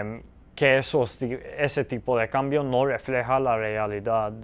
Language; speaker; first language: Spanish; early bilingual, heritage; Spanish